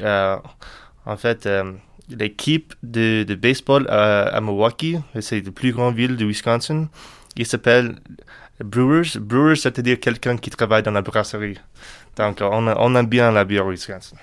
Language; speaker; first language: French; non-native, learner; English